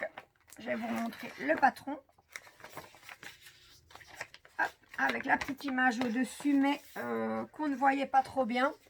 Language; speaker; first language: French; native; French